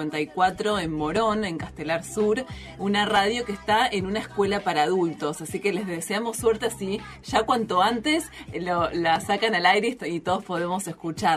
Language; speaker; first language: Spanish; native; Spanish